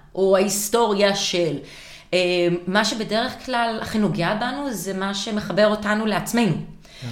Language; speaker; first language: Hebrew; native; Hebrew